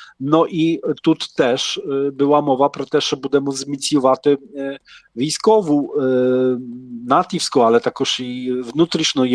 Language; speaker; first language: Polish; non-native, learner; Ukrainian